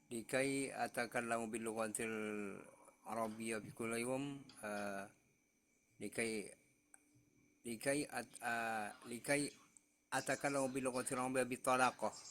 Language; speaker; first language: Arabic; non-native, learner; Indonesian